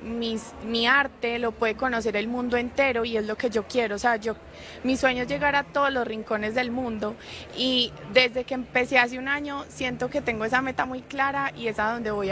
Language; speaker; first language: Spanish; native; Spanish